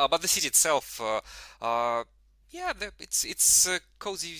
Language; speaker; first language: English; non-native, fluent; Russian